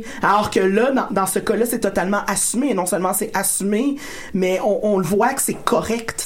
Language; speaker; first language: French; native; French